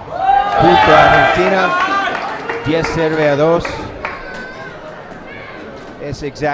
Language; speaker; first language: Spanish; non-native, learner; English